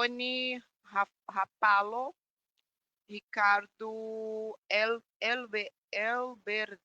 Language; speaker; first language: Spanish; non-native, fluent; Portuguese